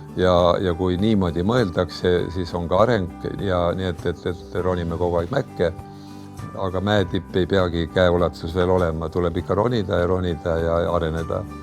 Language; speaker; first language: Estonian; native; Estonian